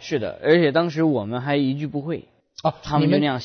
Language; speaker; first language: Chinese; non-native, fluent; English